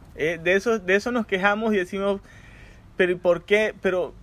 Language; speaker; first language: Spanish; native; Spanish